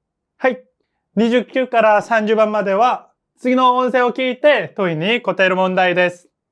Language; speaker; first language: Japanese; non-native, fluent; Korean